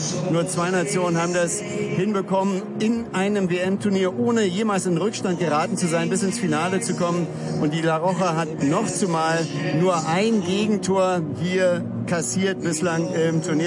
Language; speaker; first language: German; native; German